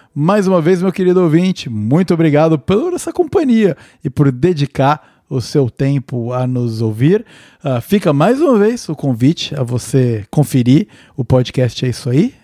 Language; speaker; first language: Portuguese; native; Portuguese